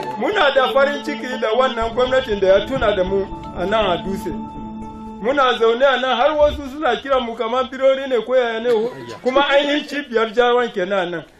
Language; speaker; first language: Hausa; non-native, local second language; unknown